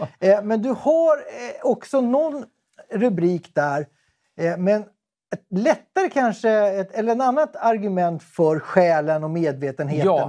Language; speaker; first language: Swedish; native; Swedish